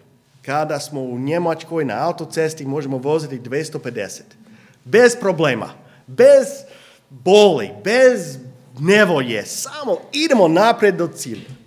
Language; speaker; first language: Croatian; non-native, fluent; English